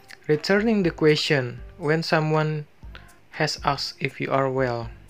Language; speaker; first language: English; non-native, fluent; Indonesian